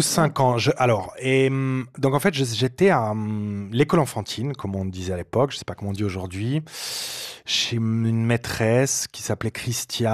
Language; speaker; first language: French; native; French